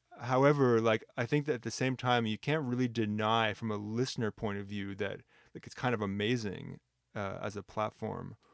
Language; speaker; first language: English; native; English